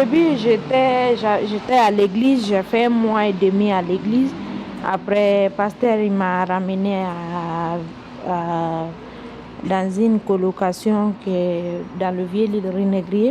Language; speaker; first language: French; non-native, local second language; Mandingo